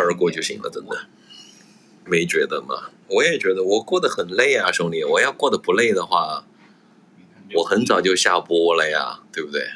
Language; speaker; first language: Chinese; native; Chinese